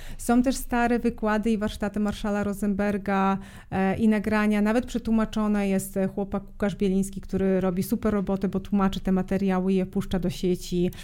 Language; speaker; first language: Polish; non-native, fluent; Serbian